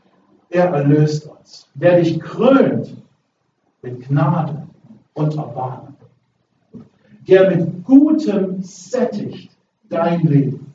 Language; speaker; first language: German; native; German